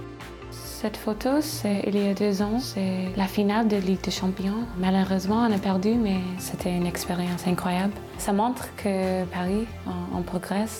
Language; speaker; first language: French; non-native, learner; English